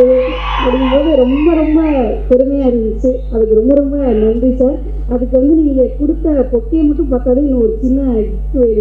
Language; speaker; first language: Tamil; native; Tamil